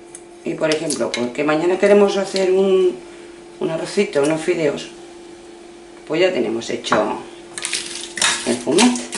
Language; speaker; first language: Spanish; native; Spanish